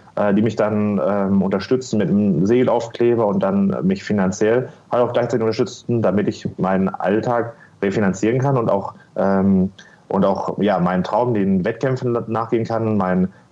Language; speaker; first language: German; native; German